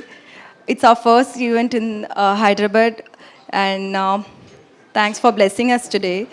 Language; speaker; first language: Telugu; non-native, learner; Tamil